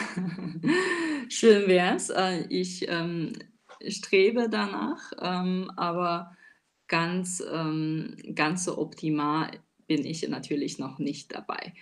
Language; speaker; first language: German; non-native, fluent; Chinese